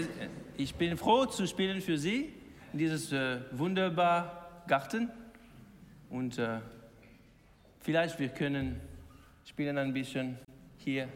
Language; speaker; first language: German; non-native, learner; English